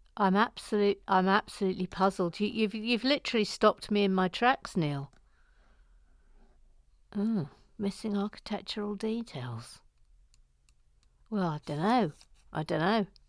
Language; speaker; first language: English; native; English